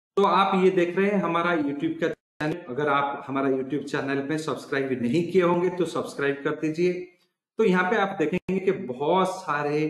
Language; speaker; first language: Hindi; non-native, local second language; Odia